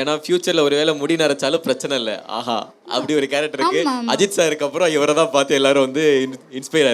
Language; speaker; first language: Tamil; native; Tamil